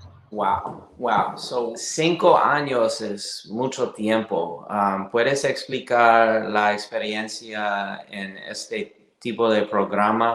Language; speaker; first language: Spanish; non-native, learner; English